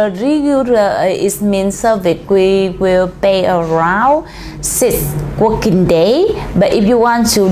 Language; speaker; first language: English; non-native, learner; Vietnamese